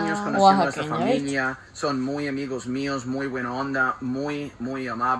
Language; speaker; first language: Spanish; non-native, fluent; English